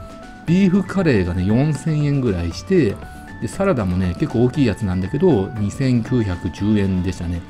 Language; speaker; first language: Japanese; native; Japanese